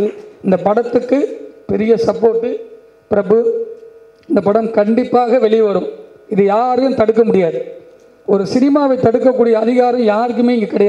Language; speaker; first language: Tamil; native; Tamil